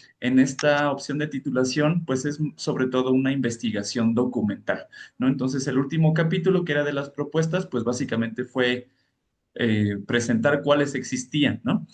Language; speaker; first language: Spanish; native; Spanish